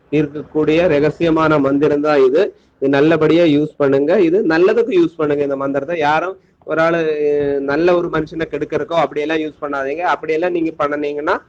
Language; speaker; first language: Tamil; non-native, local second language; Malayalam